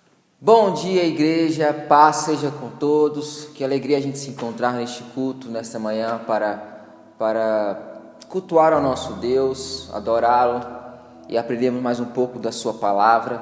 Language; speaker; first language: Portuguese; native; Portuguese